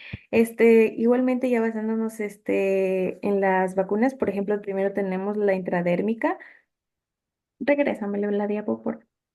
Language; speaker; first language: Spanish; native; Spanish